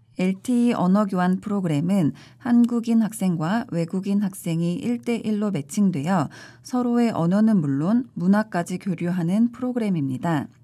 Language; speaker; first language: Korean; native; Korean